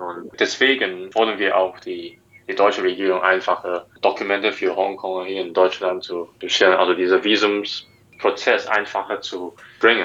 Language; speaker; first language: German; non-native, learner; Cantonese